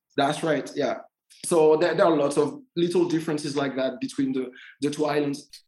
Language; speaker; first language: English; non-native, fluent; French